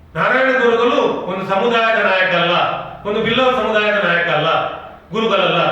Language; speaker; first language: Kannada; native; Kannada